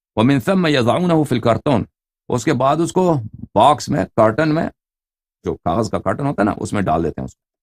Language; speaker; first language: Urdu; non-native, fluent; Persian